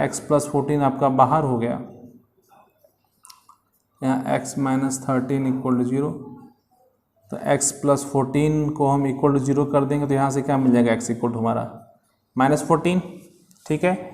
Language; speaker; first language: Hindi; native; Hindi